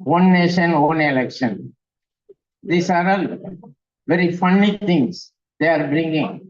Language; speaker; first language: Tamil; native; Tamil